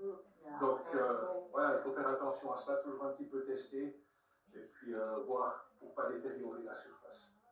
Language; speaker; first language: French; native; French